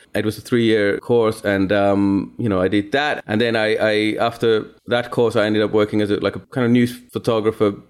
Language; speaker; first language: English; non-native, fluent; Finnish